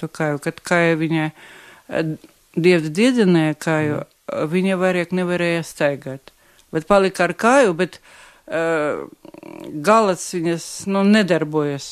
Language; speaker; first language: Latvian; non-native, local second language; Russian